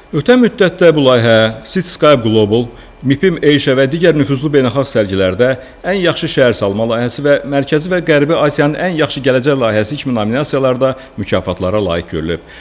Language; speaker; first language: Azerbaijani; native; Azerbaijani